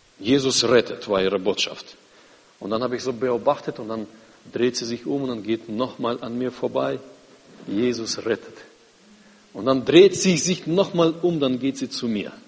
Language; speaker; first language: German; non-native, fluent; Russian